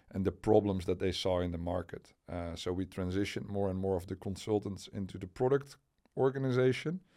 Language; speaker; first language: English; non-native, fluent; Dutch